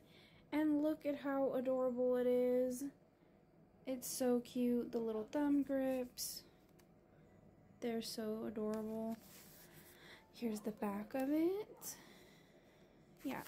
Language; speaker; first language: English; native; English